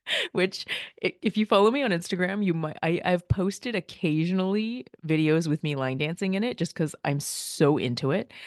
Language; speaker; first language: English; early bilingual, other home language; Korean